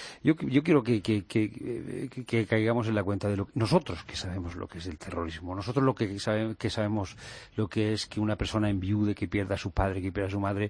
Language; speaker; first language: Spanish; native; Spanish